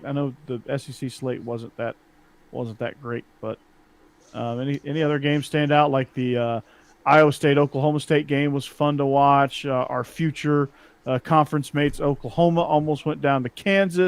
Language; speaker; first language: English; native; English